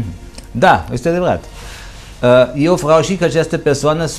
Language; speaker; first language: Romanian; non-native, fluent; German